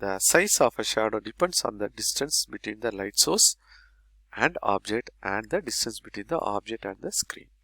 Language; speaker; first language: English; non-native, local second language; Tamil